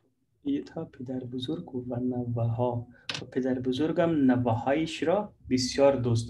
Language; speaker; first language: Persian; non-native, learner; Urdu